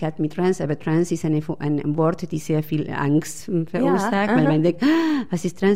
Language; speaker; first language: German; non-native, fluent; Spanish